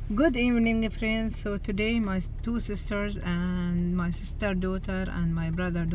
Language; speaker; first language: English; non-native, learner; Arabic